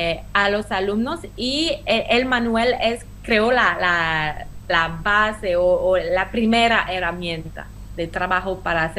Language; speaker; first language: Spanish; non-native, fluent; French